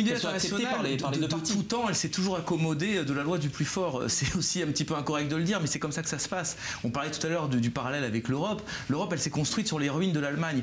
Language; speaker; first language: French; native; French